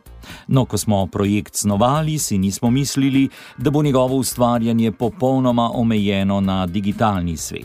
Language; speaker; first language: Slovenian; native; Slovenian